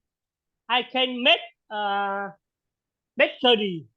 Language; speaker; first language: English; non-native, learner; Vietnamese